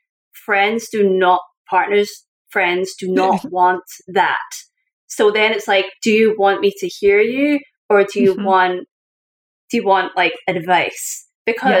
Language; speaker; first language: English; native; English